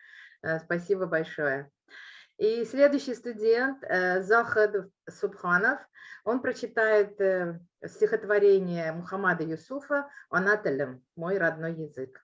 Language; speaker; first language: Russian; non-native, local second language; Uzbek